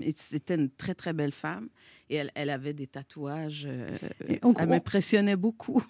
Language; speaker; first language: French; native; French